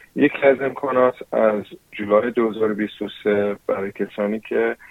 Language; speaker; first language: Persian; early bilingual, heritage; Persian